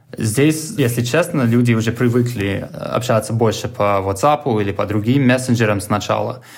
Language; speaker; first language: Russian; non-native, fluent; English